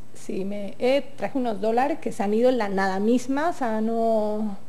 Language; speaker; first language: Spanish; native; Spanish